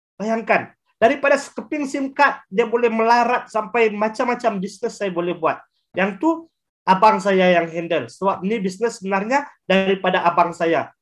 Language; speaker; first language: Malay; native; Malay